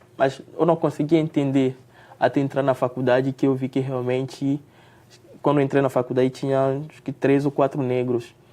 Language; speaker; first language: Portuguese; non-native, fluent; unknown